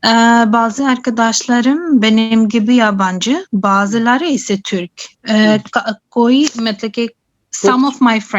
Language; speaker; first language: Turkish; non-native, learner; Urdu